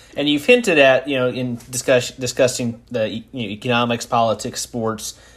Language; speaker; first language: English; early bilingual, other home language; Italian